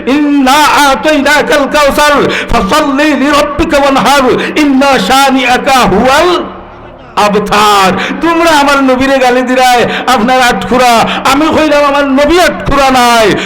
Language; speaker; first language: Bangla; non-native, local second language; Sylheti